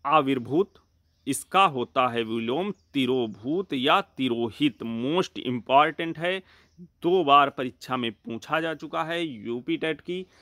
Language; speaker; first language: Hindi; native; Hindi